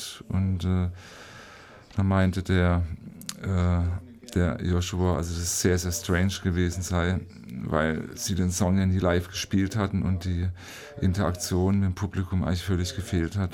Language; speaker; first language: German; native; German